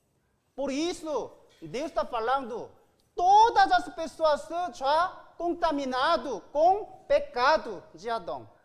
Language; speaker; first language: Portuguese; non-native, learner; Korean